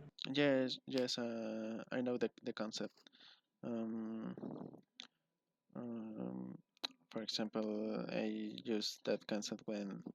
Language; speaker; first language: English; non-native, learner; Spanish